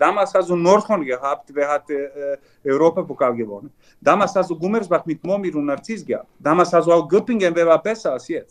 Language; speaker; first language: German; non-native, learner; Serbian